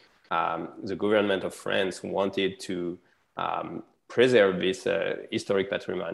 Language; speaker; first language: English; non-native, fluent; French